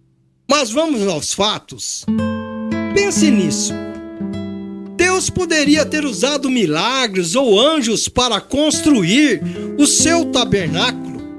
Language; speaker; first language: Portuguese; native; Portuguese